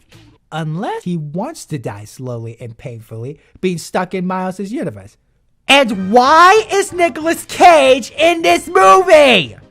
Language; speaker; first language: English; native; English